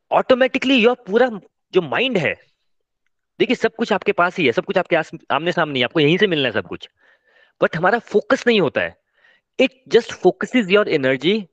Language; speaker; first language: Hindi; non-native, local second language; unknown